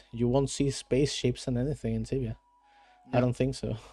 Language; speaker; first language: English; non-native, fluent; Spanish